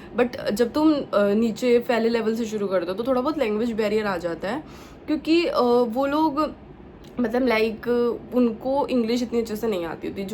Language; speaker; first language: Hindi; non-native, local second language; Punjabi